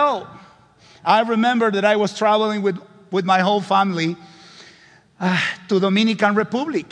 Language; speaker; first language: English; non-native, fluent; Spanish